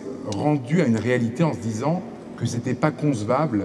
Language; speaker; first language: French; native; French